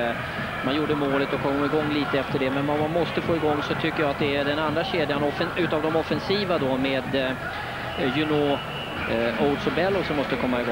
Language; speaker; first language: Swedish; native; Swedish